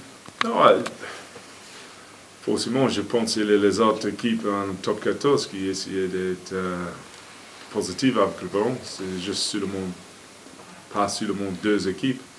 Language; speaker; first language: French; non-native, fluent; English